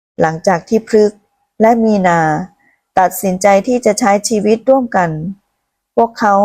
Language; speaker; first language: Thai; native; Thai